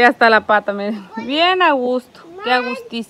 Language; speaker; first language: Spanish; native; Spanish